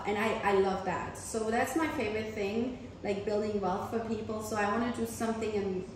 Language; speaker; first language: English; non-native, fluent; German